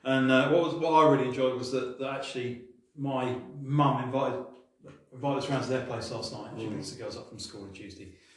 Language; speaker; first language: English; native; English